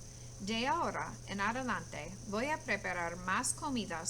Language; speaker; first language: Spanish; non-native, fluent; English